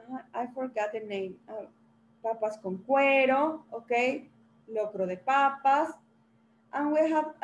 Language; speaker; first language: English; non-native, learner; Spanish